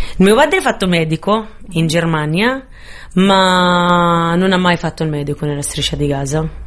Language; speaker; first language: Italian; non-native, fluent; Arabic